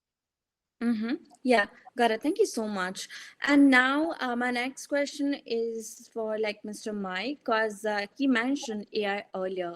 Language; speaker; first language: English; non-native, fluent; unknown